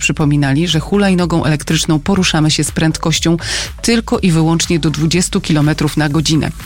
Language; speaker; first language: Polish; native; Polish